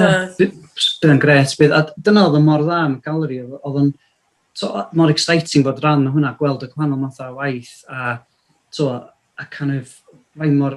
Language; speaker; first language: Welsh; native; Welsh